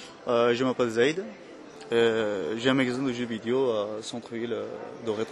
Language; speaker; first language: French; non-native, fluent; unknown